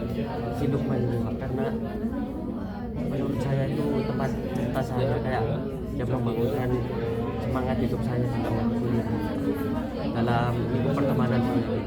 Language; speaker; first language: Indonesian; native; Indonesian